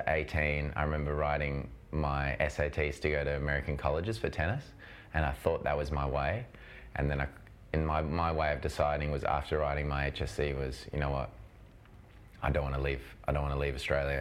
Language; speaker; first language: English; native; English